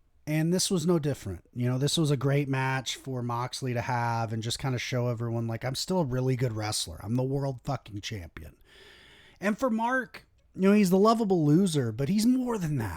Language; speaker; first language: English; native; English